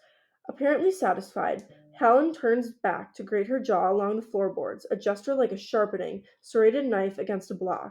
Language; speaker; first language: English; native; English